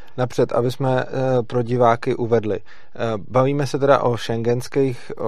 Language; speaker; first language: Czech; native; Czech